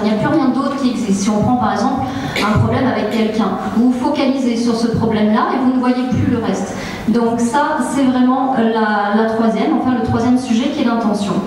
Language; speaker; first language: French; native; French